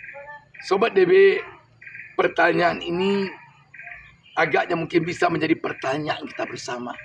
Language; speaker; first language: Indonesian; native; Indonesian